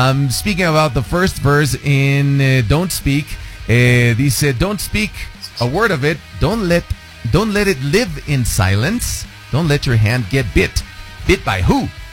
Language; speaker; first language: English; non-native, fluent; Spanish